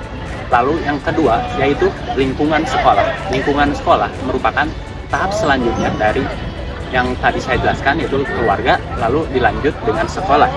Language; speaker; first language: Indonesian; native; Indonesian